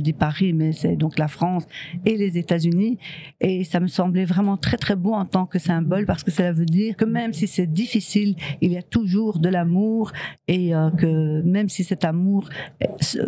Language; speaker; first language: French; early bilingual, other home language; Riffian